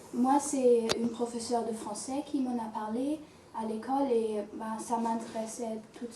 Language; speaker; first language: French; non-native, fluent; German